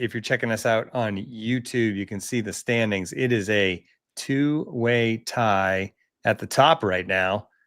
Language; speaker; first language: English; native; English